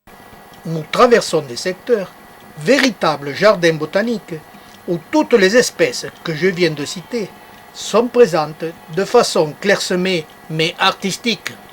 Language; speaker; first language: French; native; French